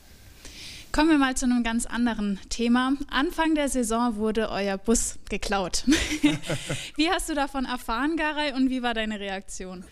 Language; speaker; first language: German; native; German